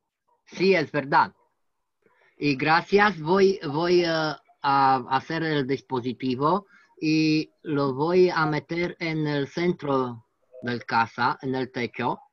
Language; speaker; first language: Spanish; non-native, learner; French